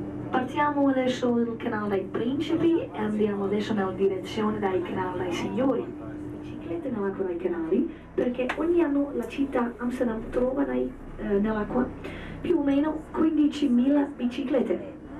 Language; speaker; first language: Italian; non-native, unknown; Dutch